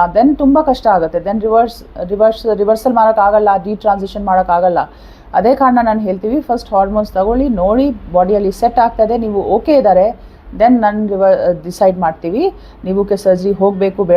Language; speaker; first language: Kannada; non-native, learner; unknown